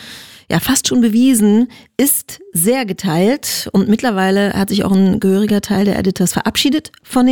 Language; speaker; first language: German; native; German